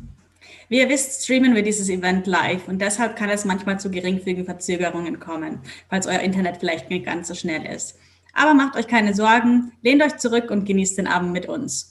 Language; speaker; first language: German; native; German